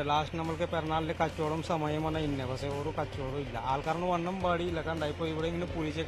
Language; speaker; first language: Malayalam; non-native, local second language; Hindi